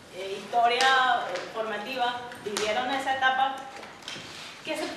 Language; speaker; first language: Spanish; native; Spanish